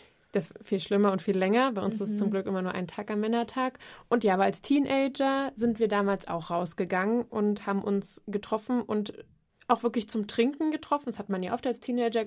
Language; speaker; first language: German; native; German